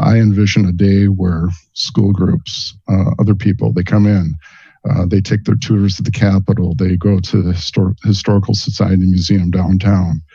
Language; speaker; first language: English; native; English